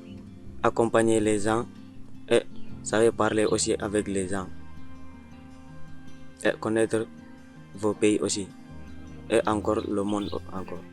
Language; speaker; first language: French; non-native, learner; Mandingo